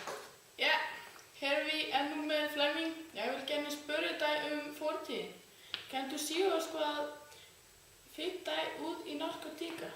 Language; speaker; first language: Danish; non-native, learner; Icelandic